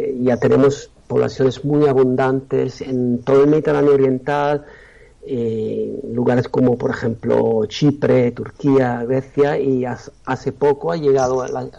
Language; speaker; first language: Spanish; non-native, fluent; Italian